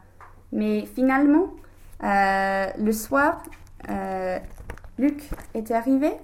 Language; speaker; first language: French; non-native, learner; English